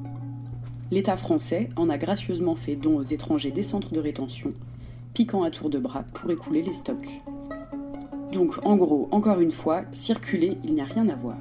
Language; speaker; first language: French; native; French